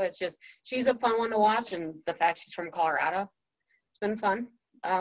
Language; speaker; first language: English; native; English